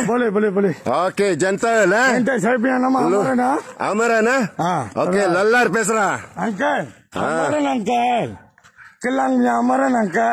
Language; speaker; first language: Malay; non-native, local second language; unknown